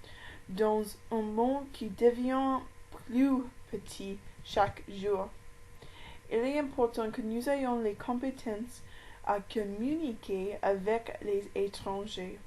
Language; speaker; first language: French; non-native, learner; English